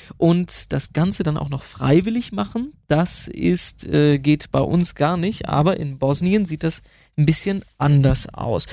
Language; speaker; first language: German; native; German